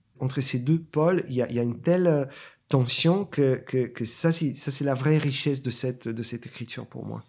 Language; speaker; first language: French; non-native, fluent; Bulgarian